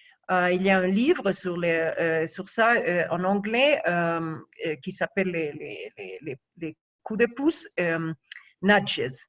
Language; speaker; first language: French; non-native, fluent; Spanish